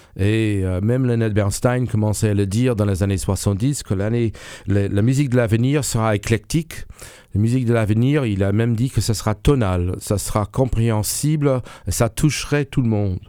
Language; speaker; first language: French; non-native, fluent; English